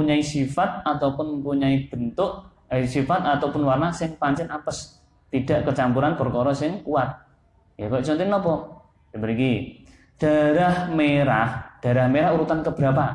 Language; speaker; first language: Indonesian; non-native, local second language; Javanese